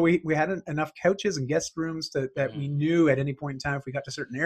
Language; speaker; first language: English; native; English